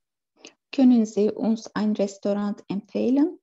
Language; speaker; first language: German; non-native, learner; Turkish